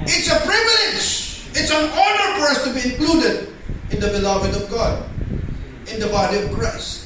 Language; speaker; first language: English; non-native, local second language; Filipino